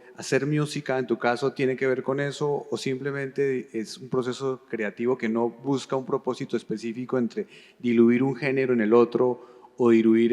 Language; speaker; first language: Spanish; native; Spanish